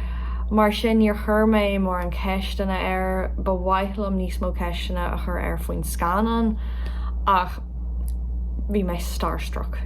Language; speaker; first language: Irish; non-native, local second language; English